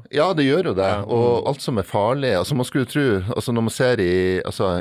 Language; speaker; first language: Norwegian; native; Norwegian